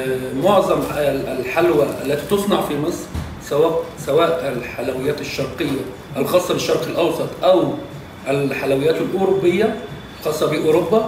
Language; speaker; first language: Arabic; native; Arabic